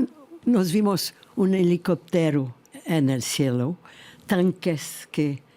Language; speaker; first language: Spanish; non-native, fluent; French